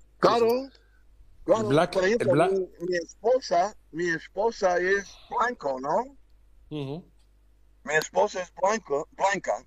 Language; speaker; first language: Spanish; non-native, learner; English